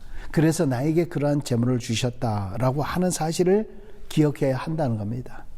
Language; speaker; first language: Korean; native; Korean